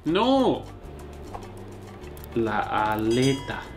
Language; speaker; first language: Spanish; non-native, learner; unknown